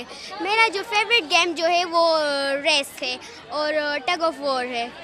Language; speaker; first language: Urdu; non-native, local second language; Pashto